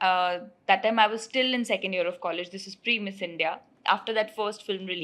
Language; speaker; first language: English; non-native, local second language; Hindi